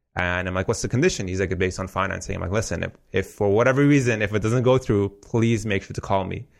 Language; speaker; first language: English; early bilingual, heritage; Persian